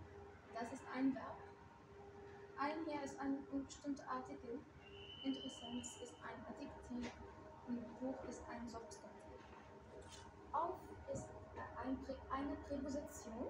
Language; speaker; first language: German; non-native, learner; Arabic